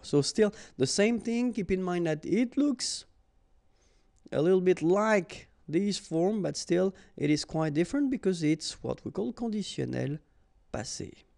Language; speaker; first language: English; non-native, fluent; French